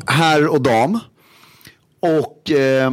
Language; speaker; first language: Swedish; native; Swedish